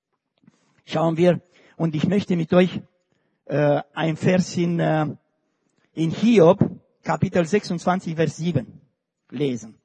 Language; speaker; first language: German; non-native, fluent; Romanian